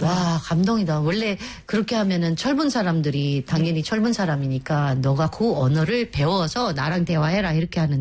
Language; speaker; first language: Korean; native; Korean